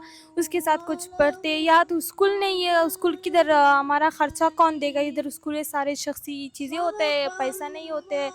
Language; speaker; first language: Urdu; non-native, learner; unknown